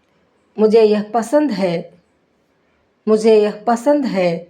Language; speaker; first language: Hindi; non-native, local second language; Telugu